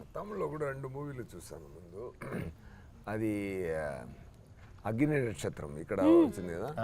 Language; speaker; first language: Telugu; non-native, learner; Tamil